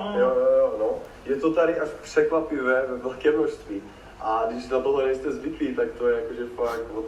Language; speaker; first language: Czech; native; Czech